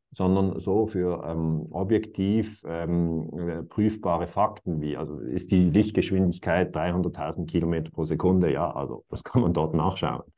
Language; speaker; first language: German; native; German